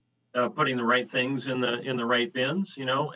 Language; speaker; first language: English; native; English